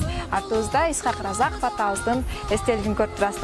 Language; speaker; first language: Kyrgyz; native; Kyrgyz